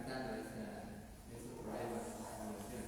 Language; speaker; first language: Spanish; native; Spanish